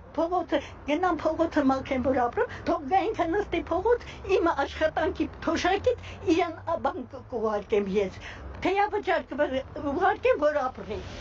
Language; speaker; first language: Armenian; native; Armenian